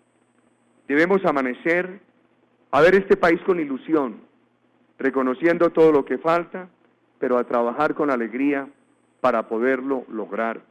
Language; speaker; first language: Spanish; native; Spanish